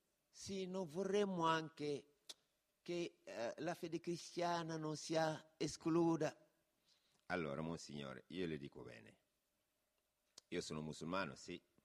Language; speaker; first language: Italian; non-native, fluent; Wolof